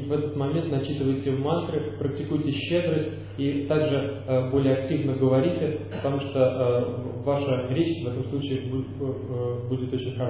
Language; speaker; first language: Russian; native; Russian